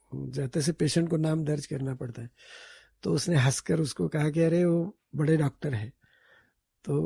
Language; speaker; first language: Hindi; non-native, local second language; Marathi